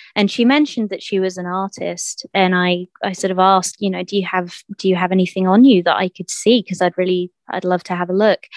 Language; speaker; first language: English; native; English